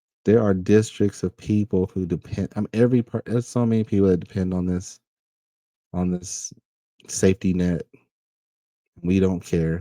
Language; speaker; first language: English; native; English